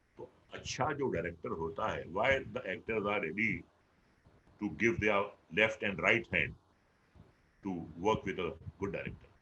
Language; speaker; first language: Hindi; native; Hindi